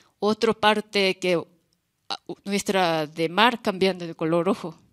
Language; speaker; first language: Spanish; non-native, learner; Korean